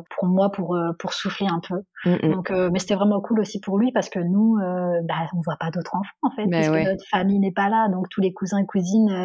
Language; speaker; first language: French; native; French